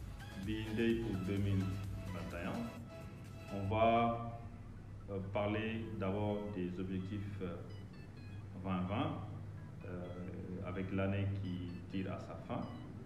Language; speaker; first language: French; non-native, local second language; Wolof